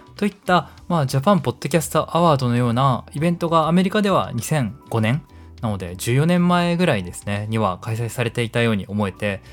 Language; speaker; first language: Japanese; native; Japanese